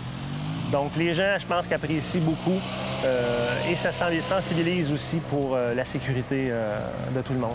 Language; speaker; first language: French; native; French